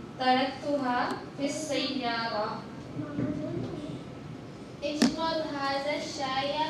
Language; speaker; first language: Arabic; non-native, learner; Urdu